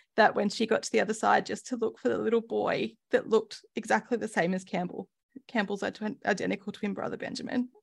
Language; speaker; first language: English; native; English